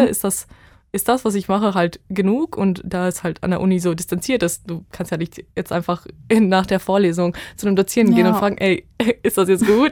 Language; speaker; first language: German; non-native, fluent; Bosnian